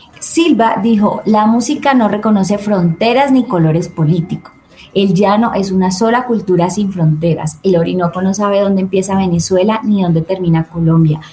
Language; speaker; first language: Spanish; native; Spanish